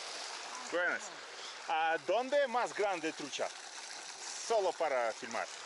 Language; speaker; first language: Spanish; non-native, learner; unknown